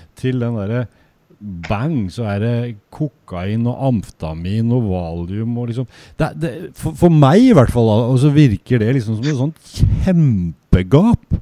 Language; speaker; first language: Norwegian; native; Norwegian